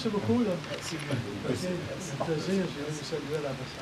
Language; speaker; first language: French; native; French